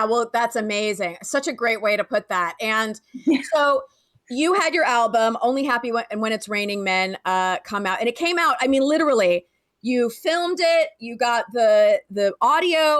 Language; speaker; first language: English; native; English